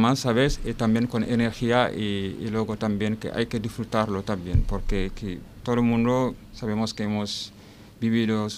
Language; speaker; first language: Spanish; non-native, learner; Wolof